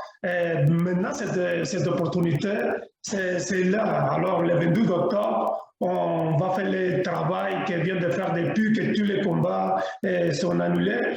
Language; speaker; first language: French; non-native, learner; Spanish